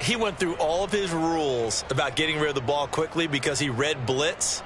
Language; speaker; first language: English; native; English